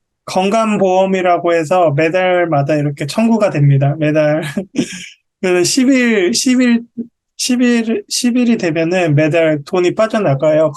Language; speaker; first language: Korean; native; Korean